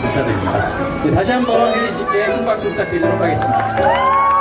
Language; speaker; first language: Korean; native; Korean